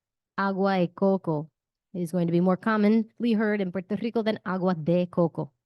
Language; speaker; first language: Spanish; non-native, fluent; English